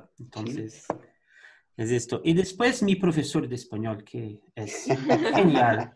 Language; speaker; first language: Spanish; non-native, learner; Portuguese